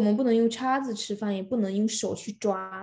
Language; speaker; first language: Chinese; early bilingual, other home language; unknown